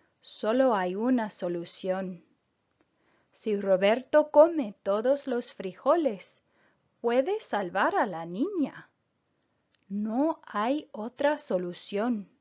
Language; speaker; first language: Spanish; non-native, fluent; English